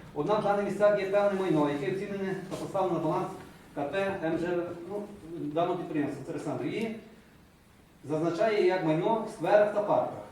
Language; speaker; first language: Ukrainian; native; Ukrainian